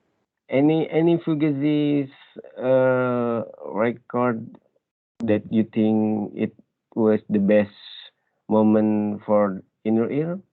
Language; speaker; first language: English; non-native, learner; Indonesian